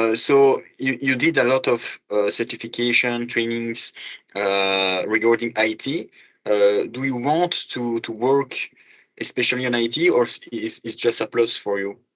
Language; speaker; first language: English; non-native, fluent; French